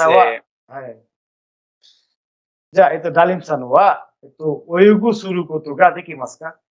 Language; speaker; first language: Japanese; non-native, fluent; Bangla